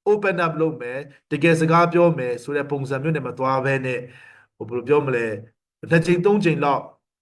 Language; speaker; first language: Burmese; non-native, local second language; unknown